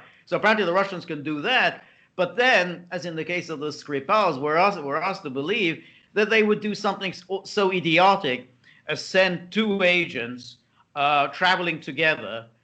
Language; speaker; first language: English; native; English